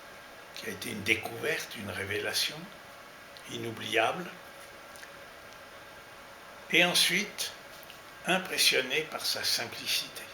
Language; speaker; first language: French; native; French